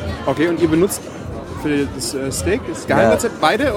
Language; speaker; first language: German; native; German